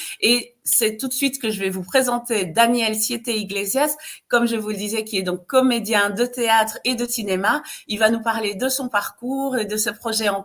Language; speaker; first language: French; native; French